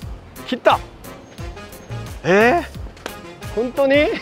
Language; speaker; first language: Japanese; non-native, fluent; Chinese